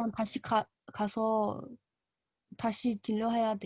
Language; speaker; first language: Korean; non-native, learner; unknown